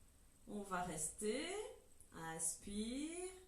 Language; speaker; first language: French; native; French